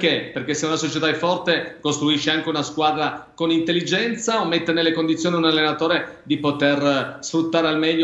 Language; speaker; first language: Italian; native; Italian